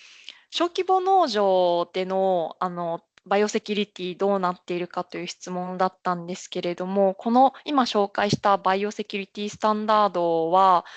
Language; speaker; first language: Japanese; native; Japanese